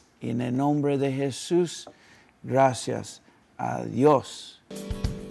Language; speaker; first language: Spanish; early bilingual, heritage; Spanish